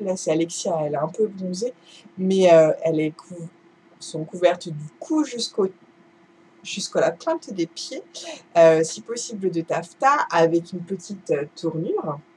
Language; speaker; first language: French; native; French